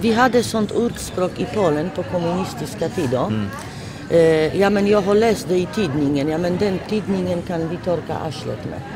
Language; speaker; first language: Swedish; non-native, fluent; Polish